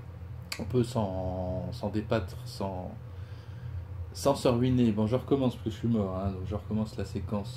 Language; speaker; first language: French; native; French